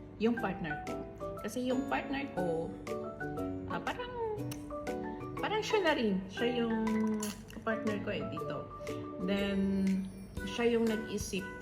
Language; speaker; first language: Filipino; non-native, local second language; Cebuano